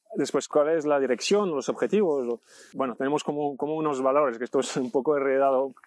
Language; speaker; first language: Spanish; non-native, fluent; French